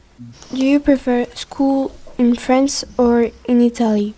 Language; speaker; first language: English; non-native, learner; French